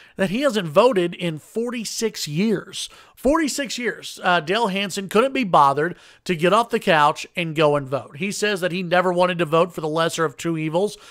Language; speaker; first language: English; native; English